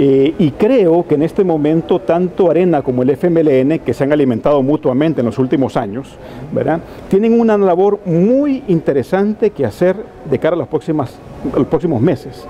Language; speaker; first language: Spanish; native; Spanish